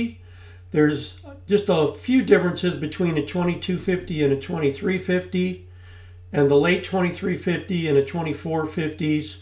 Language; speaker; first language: English; native; English